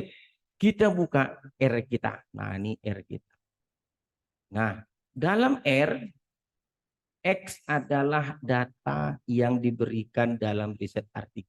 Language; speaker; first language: Indonesian; native; Indonesian